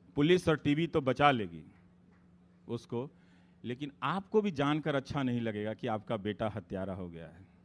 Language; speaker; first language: Hindi; native; Hindi